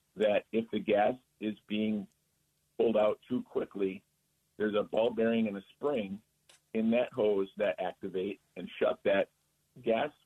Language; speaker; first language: English; native; English